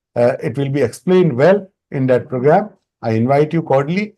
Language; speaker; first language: English; non-native, local second language; Hindi